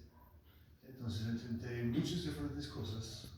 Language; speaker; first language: Spanish; non-native, local second language; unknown